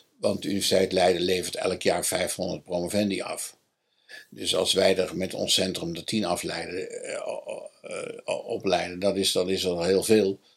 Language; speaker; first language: Dutch; native; Dutch